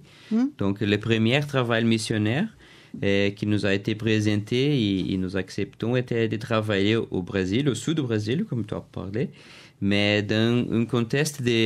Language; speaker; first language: French; non-native, learner; Portuguese